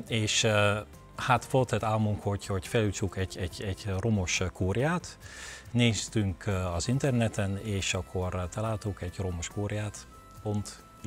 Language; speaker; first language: Hungarian; non-native, learner; Dutch